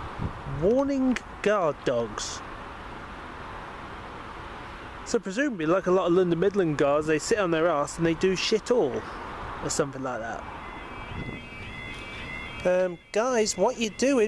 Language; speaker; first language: English; native; English